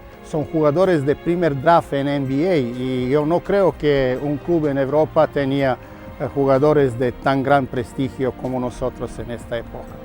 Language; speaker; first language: Spanish; non-native, fluent; Serbian